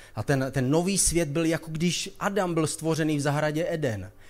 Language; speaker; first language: Czech; native; Czech